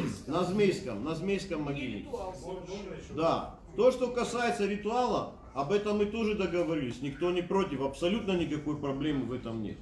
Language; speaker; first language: Russian; native; Russian